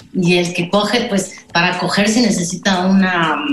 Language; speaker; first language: Spanish; native; Spanish